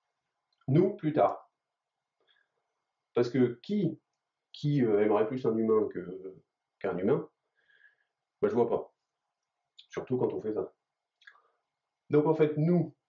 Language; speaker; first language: French; native; French